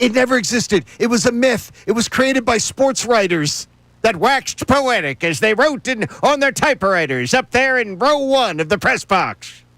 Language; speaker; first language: English; native; English